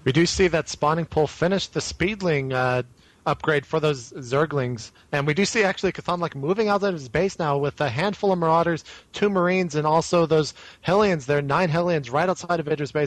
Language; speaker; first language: English; native; English